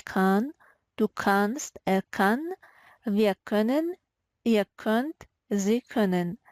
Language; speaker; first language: German; non-native, fluent; Persian